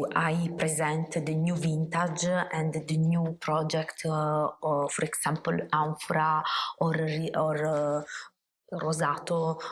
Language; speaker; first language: English; non-native, learner; Italian